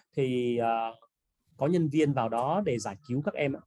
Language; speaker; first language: Vietnamese; native; Vietnamese